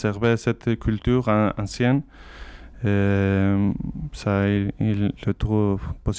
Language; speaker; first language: French; non-native, learner; Spanish